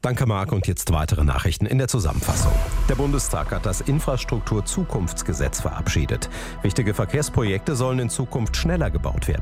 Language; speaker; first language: German; native; German